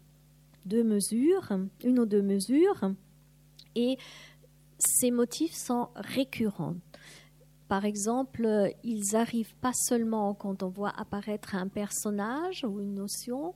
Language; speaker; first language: French; non-native, fluent; German